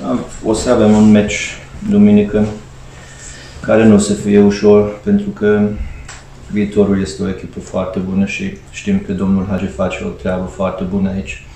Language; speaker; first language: Romanian; non-native, fluent; Hungarian